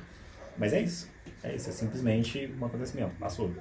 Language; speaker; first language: Portuguese; native; Portuguese